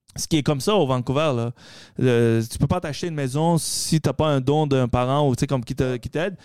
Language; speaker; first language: French; early bilingual, other home language; Arabic